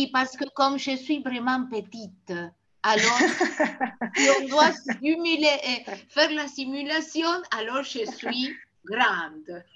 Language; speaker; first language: French; non-native, fluent; Spanish